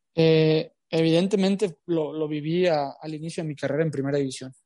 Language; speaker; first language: Spanish; native; Spanish